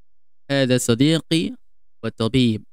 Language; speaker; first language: Arabic; non-native, fluent; Indonesian